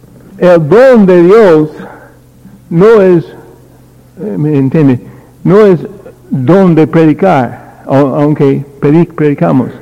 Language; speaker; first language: Spanish; non-native, learner; English